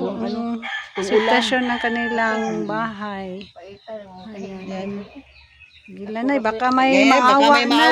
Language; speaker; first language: Filipino; non-native, local second language; Cebuano